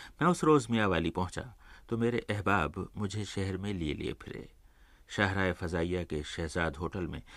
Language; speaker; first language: Urdu; native; Urdu